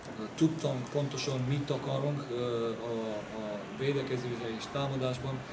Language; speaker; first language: Hungarian; non-native, learner; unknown